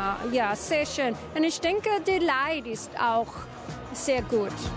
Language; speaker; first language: German; non-native, learner; English